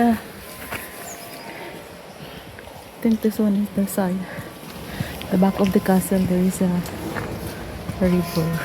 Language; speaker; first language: English; non-native, learner; Filipino